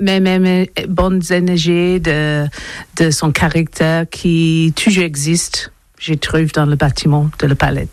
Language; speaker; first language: French; non-native, learner; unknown